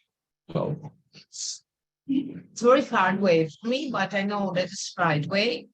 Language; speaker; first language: English; non-native, learner; Russian